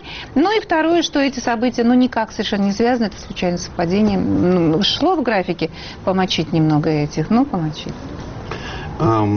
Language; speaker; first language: Russian; native; Russian